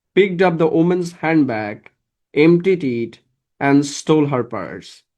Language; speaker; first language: English; non-native, local second language; Bangla